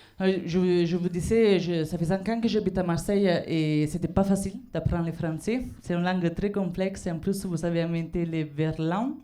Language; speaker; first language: French; non-native, fluent; Italian